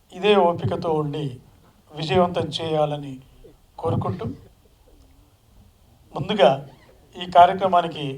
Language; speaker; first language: Telugu; native; Telugu